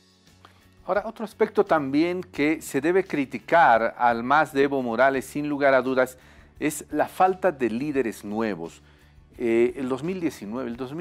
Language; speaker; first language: Spanish; native; Spanish